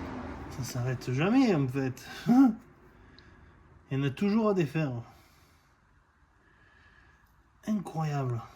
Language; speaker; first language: French; native; French